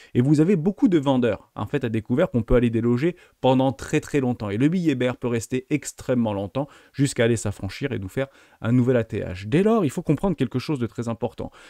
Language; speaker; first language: French; native; French